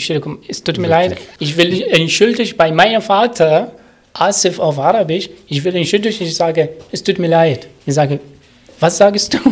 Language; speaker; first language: German; non-native, learner; Arabic